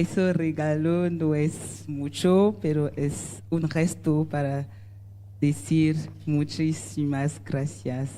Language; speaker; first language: Spanish; non-native, learner; French